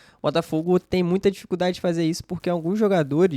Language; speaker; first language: Portuguese; native; Portuguese